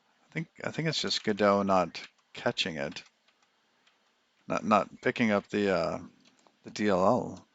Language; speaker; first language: English; native; English